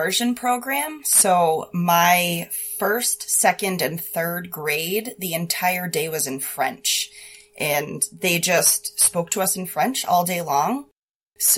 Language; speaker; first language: English; native; English